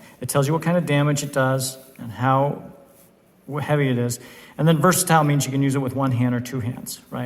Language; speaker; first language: English; native; English